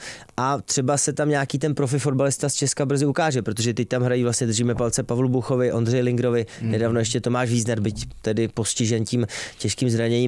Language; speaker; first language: Czech; native; Czech